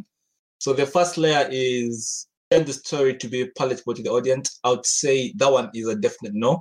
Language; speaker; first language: English; non-native, local second language; Ganda